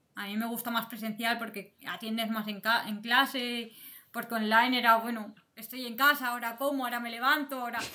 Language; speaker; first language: Spanish; native; Spanish